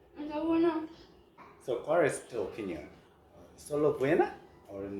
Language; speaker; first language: Spanish; non-native, learner; Korean